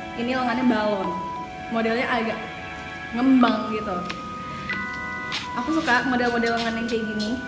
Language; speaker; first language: Indonesian; native; Indonesian